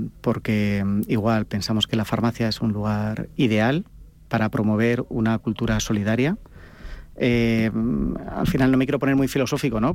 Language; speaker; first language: Spanish; native; Spanish